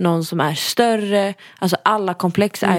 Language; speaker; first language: Swedish; native; Swedish